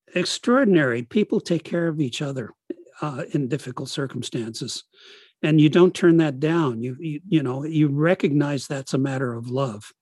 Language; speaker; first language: English; early bilingual, other home language; Italian